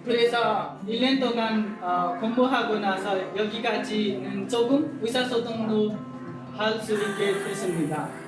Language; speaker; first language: Korean; non-native, learner; Nepali